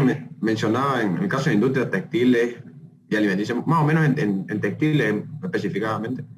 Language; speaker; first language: Spanish; native; Spanish